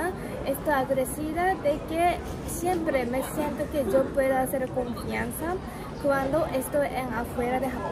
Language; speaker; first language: Spanish; non-native, learner; Japanese